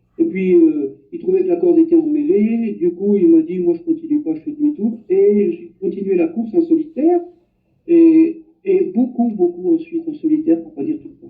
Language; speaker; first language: French; native; French